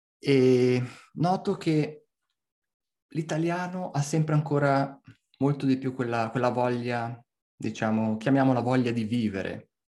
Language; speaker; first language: Italian; native; Italian